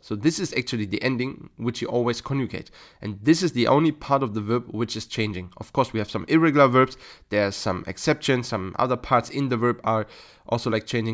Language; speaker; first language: English; non-native, fluent; German